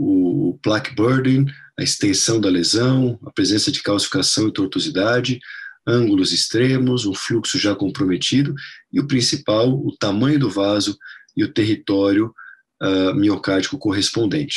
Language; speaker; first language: Portuguese; non-native, fluent; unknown